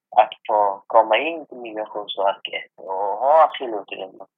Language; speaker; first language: Swedish; non-native, fluent; Persian